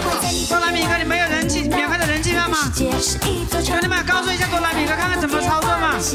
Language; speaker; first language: Chinese; native; Chinese